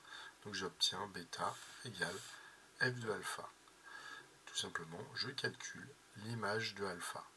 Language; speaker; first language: French; native; French